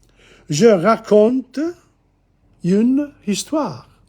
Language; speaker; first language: French; non-native, fluent; English